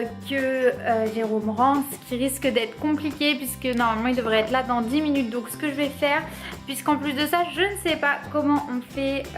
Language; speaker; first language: French; native; French